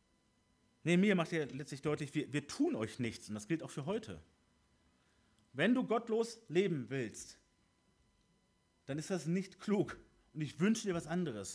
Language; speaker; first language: German; native; German